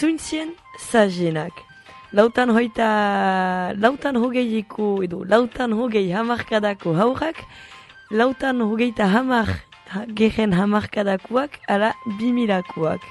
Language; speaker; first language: Basque; native; Basque